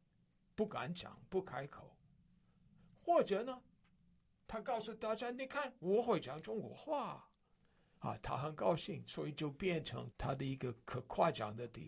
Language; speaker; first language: Chinese; non-native, fluent; English